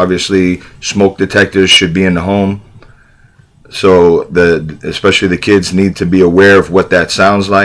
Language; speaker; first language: English; native; English